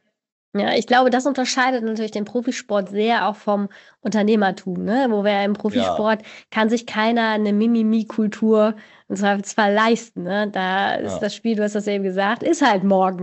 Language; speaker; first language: German; native; German